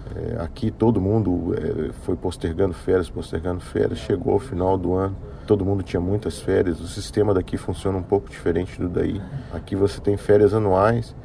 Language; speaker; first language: Portuguese; native; Portuguese